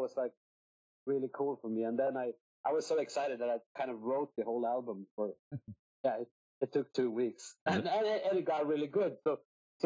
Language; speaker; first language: English; non-native, fluent; Swedish